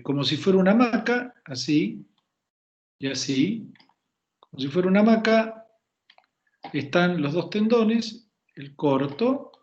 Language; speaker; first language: Spanish; native; Spanish